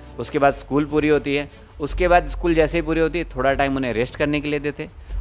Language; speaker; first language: Hindi; non-native, local second language; Gujarati